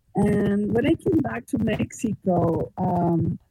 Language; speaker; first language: English; non-native, fluent; Spanish